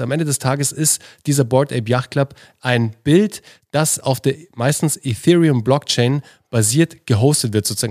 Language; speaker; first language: German; native; German